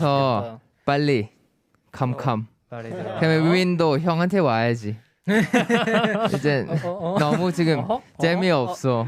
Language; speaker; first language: Korean; non-native, fluent; Thai